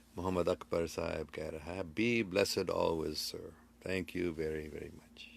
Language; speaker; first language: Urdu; early bilingual, other home language; English